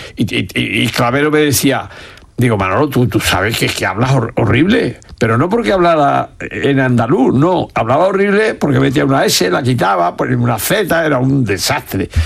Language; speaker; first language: Spanish; native; Spanish